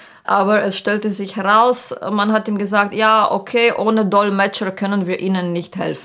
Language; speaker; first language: German; non-native, fluent; Romanian